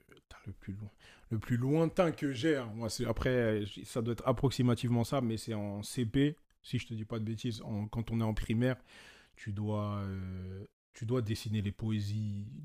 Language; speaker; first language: French; native; French